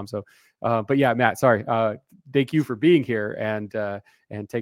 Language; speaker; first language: English; native; English